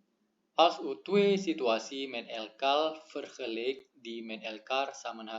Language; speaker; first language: Dutch; non-native, learner; Indonesian